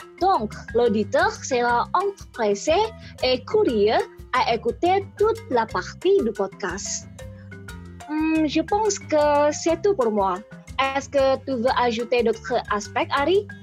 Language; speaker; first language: French; non-native, learner; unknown